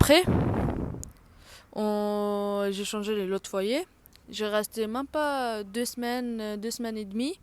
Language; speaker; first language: French; non-native, local second language; Arabic